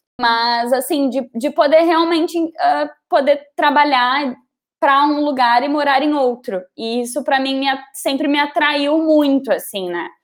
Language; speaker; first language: Portuguese; native; Portuguese